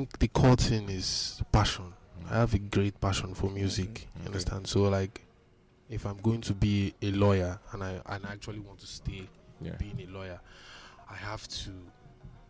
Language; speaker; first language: English; non-native, local second language; Igbo